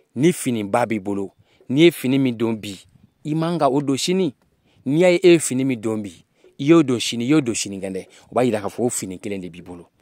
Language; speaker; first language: French; non-native, local second language; Bambara